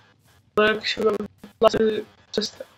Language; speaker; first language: Arabic; native; Arabic